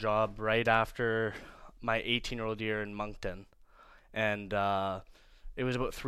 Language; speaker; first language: English; native; English